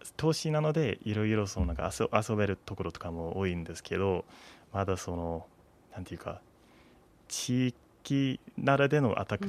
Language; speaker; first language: Japanese; non-native, fluent; English